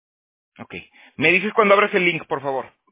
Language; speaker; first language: Spanish; native; Spanish